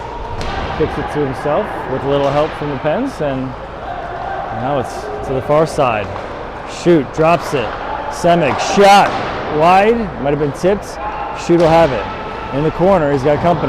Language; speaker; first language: English; native; English